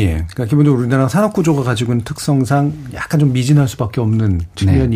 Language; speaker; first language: Korean; native; Korean